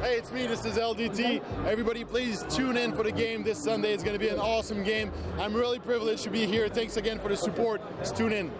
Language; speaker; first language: English; non-native, fluent; French